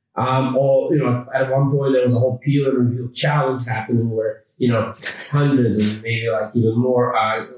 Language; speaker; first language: English; native; English